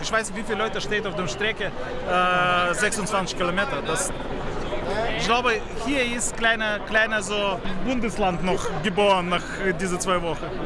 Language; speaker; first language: German; non-native, learner; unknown